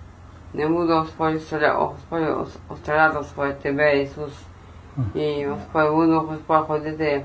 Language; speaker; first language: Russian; non-native, local second language; Ukrainian